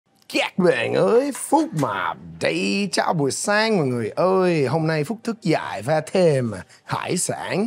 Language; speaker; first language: Vietnamese; non-native, fluent; English